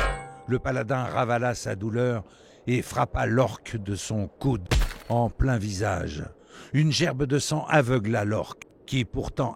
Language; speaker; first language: French; native; French